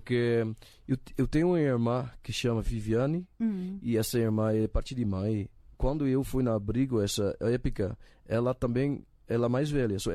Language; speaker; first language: Portuguese; non-native, learner; Dutch